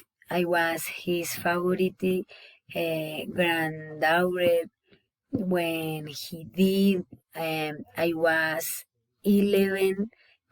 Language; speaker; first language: English; non-native, learner; Spanish